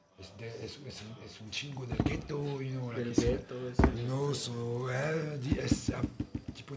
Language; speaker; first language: Spanish; non-native, learner; French